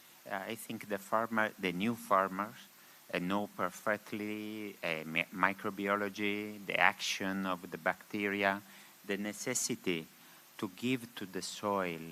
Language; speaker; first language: English; non-native, learner; Spanish